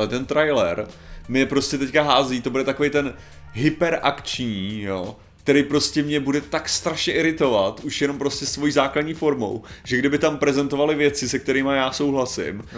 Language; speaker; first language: Czech; native; Czech